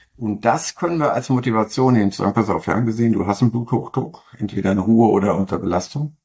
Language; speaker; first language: German; native; German